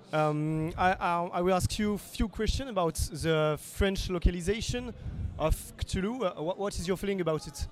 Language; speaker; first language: English; non-native, fluent; French